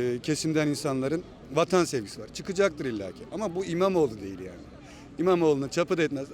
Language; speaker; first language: Turkish; native; Turkish